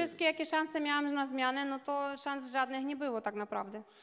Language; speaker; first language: Polish; non-native, learner; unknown